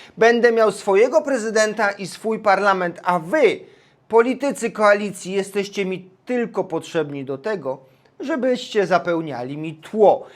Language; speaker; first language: Polish; native; Polish